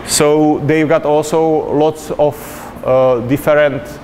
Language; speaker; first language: English; non-native, fluent; Czech